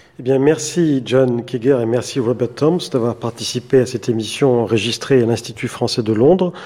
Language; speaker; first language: French; native; French